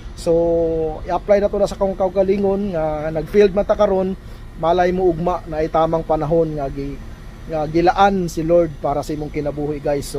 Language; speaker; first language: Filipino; non-native, local second language; Cebuano